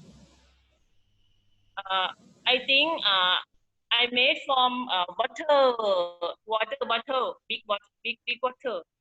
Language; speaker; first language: English; non-native, learner; Thai